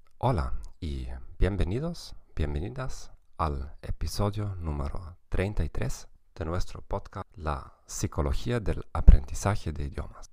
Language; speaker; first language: Spanish; non-native, fluent; German